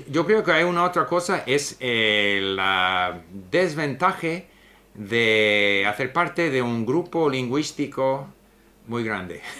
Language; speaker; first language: Spanish; non-native, fluent; English